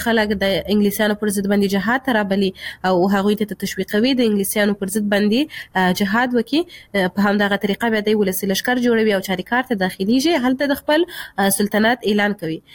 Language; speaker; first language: Pashto; native; Pashto